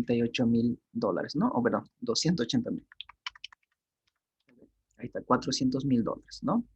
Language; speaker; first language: Spanish; native; Spanish